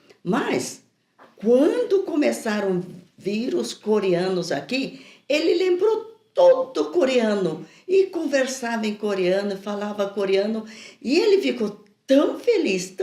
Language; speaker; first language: Portuguese; early bilingual, other home language; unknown